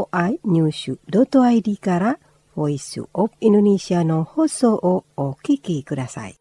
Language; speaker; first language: Japanese; non-native, fluent; Indonesian